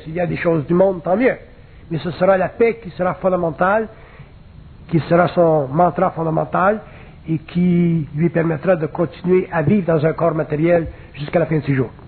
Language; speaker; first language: French; native; French